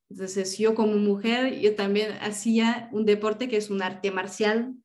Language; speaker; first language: Spanish; non-native, fluent; French